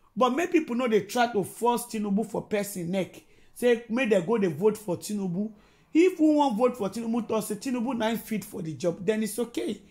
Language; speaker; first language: Nigerian Pidgin; non-native, local second language; Yoruba